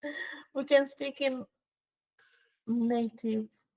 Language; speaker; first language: English; non-native, learner; Hungarian